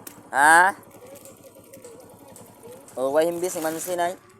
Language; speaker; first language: Filipino; non-native, local second language; Cebuano